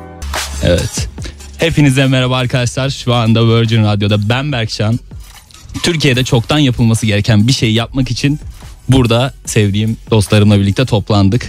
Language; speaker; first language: Turkish; native; Turkish